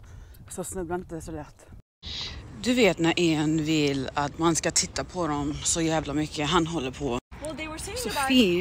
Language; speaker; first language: Swedish; early bilingual, heritage; Swedish